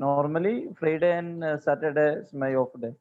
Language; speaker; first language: English; non-native, learner; Malayalam